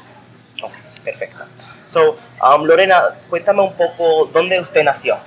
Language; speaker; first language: Spanish; early bilingual, heritage; English